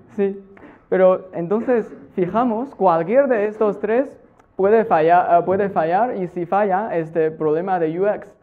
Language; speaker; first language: Spanish; non-native, fluent; Chinese